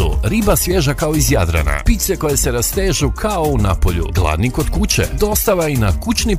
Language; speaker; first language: Croatian; native; Croatian